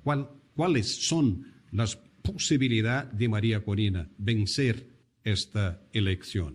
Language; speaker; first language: Spanish; non-native, fluent; Portuguese